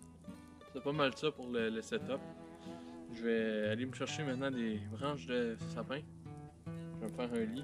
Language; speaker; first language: French; native; French